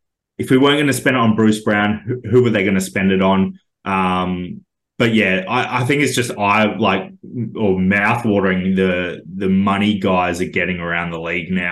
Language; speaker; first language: English; native; English